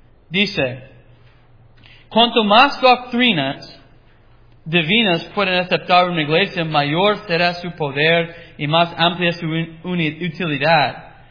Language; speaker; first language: Spanish; non-native, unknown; English